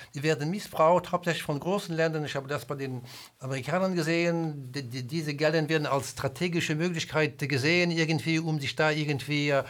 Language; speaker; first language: German; non-native, local second language; Luxembourgish